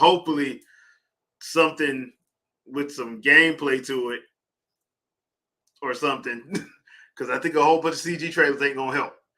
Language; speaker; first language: English; native; English